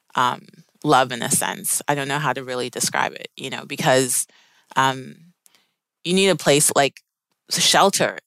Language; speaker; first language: English; native; English